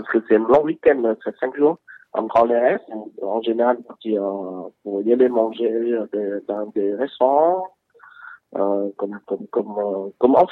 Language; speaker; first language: French; non-native, learner; Vietnamese